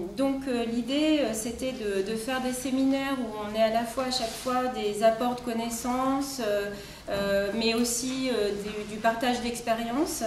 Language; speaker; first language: French; native; French